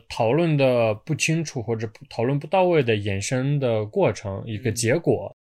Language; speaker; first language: Chinese; non-native, fluent; Ukrainian